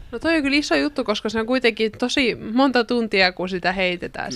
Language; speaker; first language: Finnish; native; Finnish